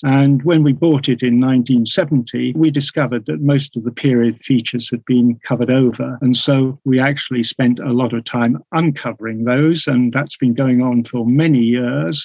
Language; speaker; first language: English; native; English